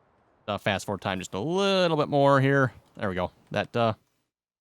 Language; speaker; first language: English; native; English